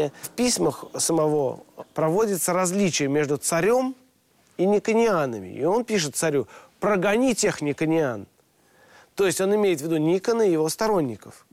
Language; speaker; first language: Russian; native; Russian